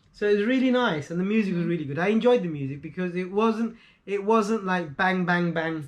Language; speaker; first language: English; native; English